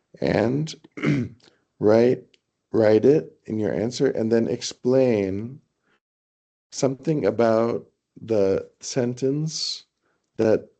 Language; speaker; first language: English; non-native, fluent; Thai